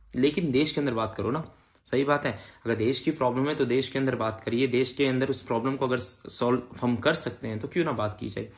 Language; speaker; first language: Hindi; native; Hindi